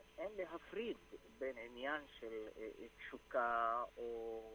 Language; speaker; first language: Hebrew; non-native, local second language; Arabic